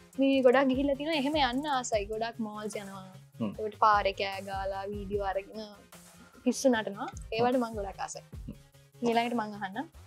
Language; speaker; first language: Sinhala; non-native, local second language; Tamil